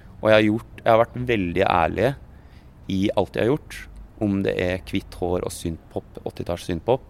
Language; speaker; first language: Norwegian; native; Norwegian